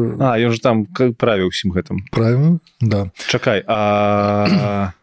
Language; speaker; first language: Belarusian; non-native, local second language; Russian